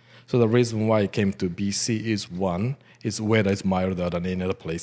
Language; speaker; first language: English; non-native, fluent; Japanese